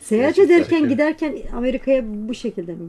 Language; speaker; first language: Turkish; native; Turkish